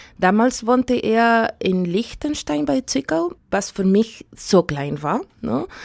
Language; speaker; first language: German; non-native, fluent; Spanish